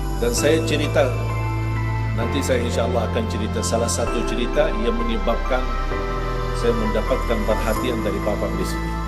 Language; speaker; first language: Indonesian; non-native, fluent; Arabic